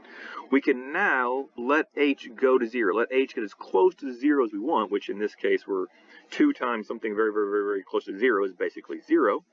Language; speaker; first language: English; native; English